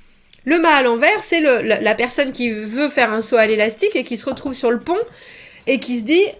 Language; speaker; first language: French; native; French